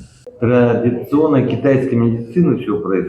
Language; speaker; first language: Russian; native; Russian